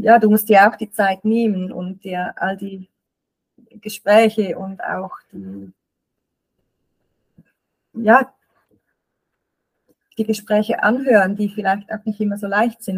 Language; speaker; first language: German; native; German